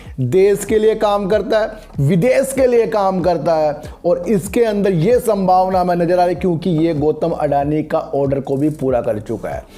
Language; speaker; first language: Hindi; native; Hindi